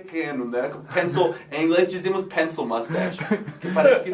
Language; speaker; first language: Portuguese; non-native, fluent; English